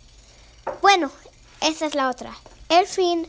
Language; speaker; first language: Spanish; early bilingual, heritage; Spanish